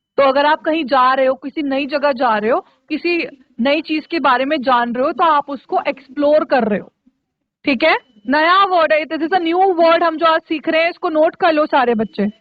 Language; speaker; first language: Hindi; native; Hindi